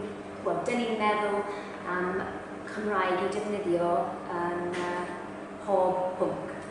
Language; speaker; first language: Welsh; non-native, learner; English